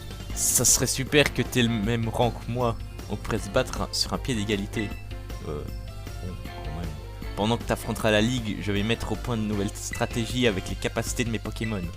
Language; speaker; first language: French; native; French